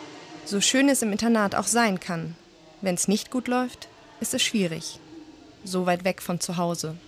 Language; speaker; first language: German; native; German